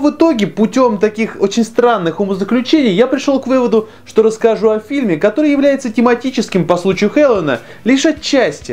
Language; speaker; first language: Russian; native; Russian